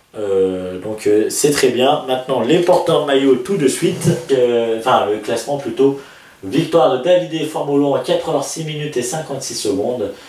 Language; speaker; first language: French; native; French